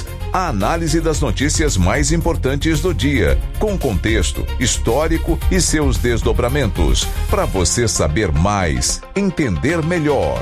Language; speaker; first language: Portuguese; native; Portuguese